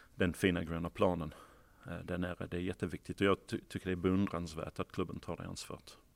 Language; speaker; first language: Swedish; non-native, fluent; English